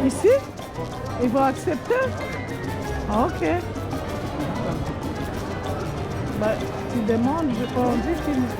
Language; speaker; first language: French; non-native, local second language; Kinyarwanda